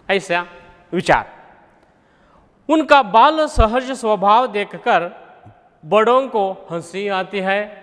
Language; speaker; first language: Hindi; non-native, local second language; Kannada